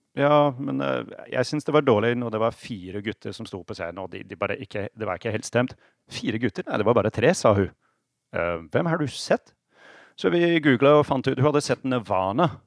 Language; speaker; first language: Norwegian; non-native, fluent; English